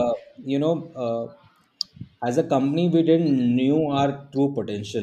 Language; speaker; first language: English; non-native, local second language; Hindi